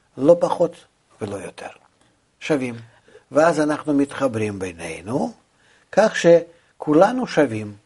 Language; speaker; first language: Hebrew; non-native, fluent; Russian